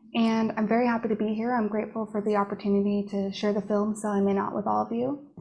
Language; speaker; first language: English; native; English